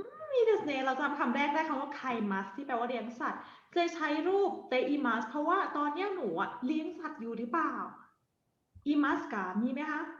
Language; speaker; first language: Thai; native; Thai